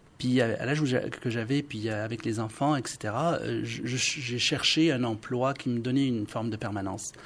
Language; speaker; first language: French; non-native, local second language; Arabic